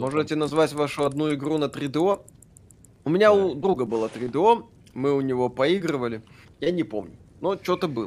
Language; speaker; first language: Russian; native; Russian